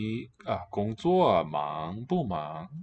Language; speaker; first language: Chinese; non-native, learner; English